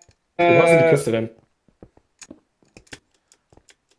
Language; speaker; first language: German; native; German